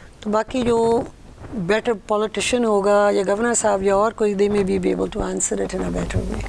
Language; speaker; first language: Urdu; early bilingual, heritage; Urdu